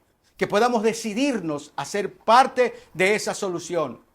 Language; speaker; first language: Spanish; native; Spanish